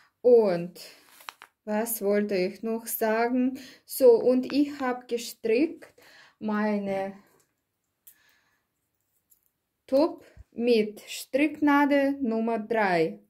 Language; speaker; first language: German; non-native, learner; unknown